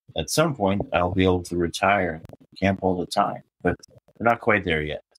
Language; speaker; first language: English; native; English